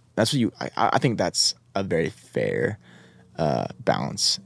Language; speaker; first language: English; native; English